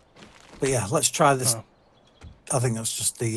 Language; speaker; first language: English; native; English